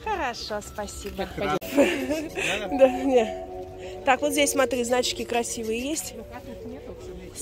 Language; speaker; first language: Russian; native; Russian